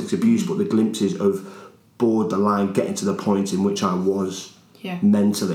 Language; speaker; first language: English; native; English